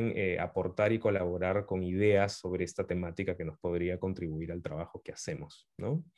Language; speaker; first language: Spanish; native; Spanish